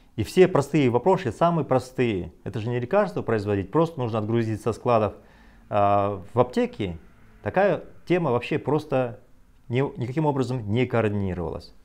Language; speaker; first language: Russian; non-native, local second language; Kazakh